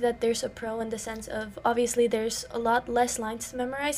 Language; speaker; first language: English; non-native, fluent; Spanish